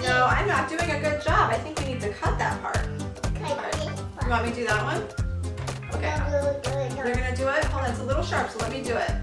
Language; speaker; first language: English; native; English